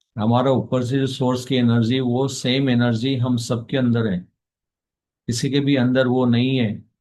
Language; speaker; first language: Hindi; native; Hindi